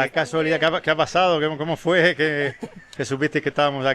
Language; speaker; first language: Spanish; native; Spanish